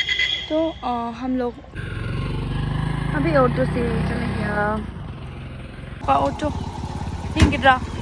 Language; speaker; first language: Hindi; non-native, local second language; Tibetan